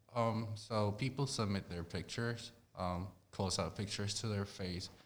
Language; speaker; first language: English; non-native, fluent; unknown